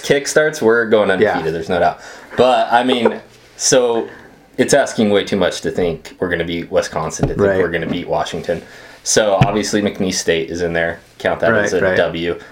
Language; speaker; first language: English; native; English